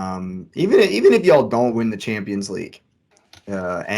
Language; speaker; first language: English; native; English